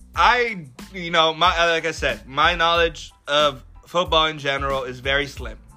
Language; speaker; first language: English; early bilingual, other home language; Arabic